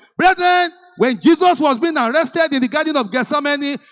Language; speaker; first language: English; non-native, local second language; Yoruba